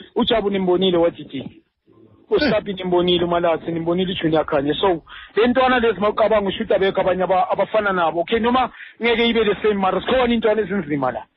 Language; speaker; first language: Zulu; native; Zulu